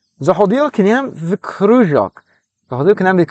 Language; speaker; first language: Russian; non-native, learner; English